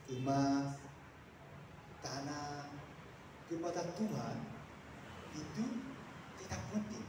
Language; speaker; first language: Indonesian; non-native, fluent; Korean